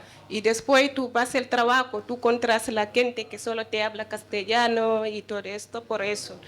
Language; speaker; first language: Spanish; non-native, learner; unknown